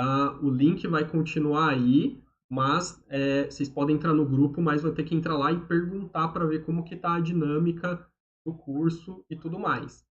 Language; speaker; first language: Portuguese; native; Portuguese